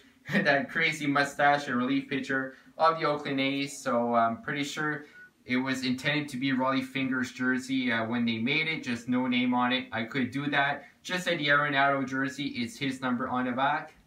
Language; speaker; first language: English; native; English